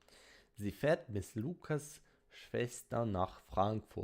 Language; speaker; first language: German; non-native, learner; Polish